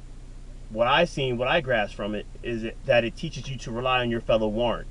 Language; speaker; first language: English; native; English